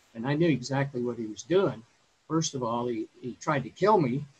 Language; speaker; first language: English; native; English